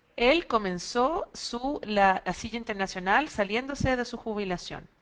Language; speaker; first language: Spanish; native; Spanish